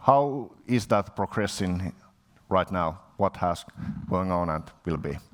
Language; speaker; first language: English; non-native, fluent; Finnish